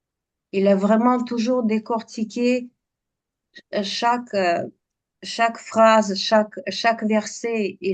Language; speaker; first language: French; non-native, fluent; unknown